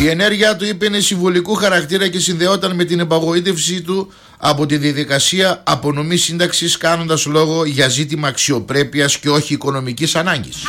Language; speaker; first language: Greek; native; Greek